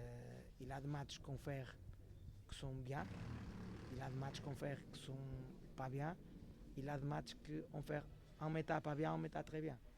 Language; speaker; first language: French; non-native, learner; Portuguese